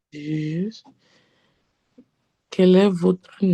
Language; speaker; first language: French; non-native, learner; English